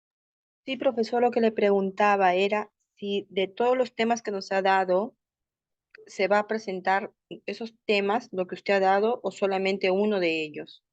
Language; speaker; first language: Spanish; native; Spanish